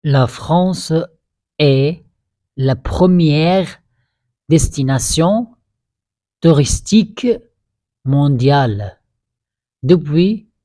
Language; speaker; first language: French; non-native, fluent; Arabic